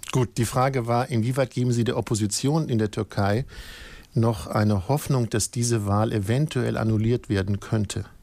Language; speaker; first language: German; native; German